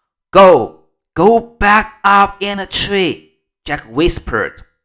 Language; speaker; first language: English; non-native, fluent; Chinese